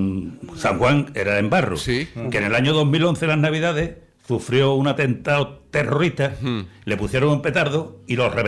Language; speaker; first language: Spanish; native; Spanish